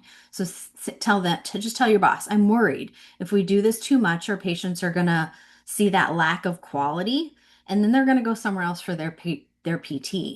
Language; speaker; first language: English; native; English